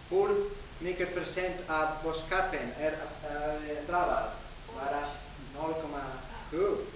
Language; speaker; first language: Swedish; non-native, learner; Spanish